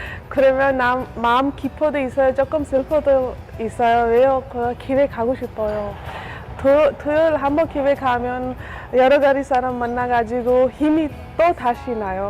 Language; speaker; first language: Korean; non-native, learner; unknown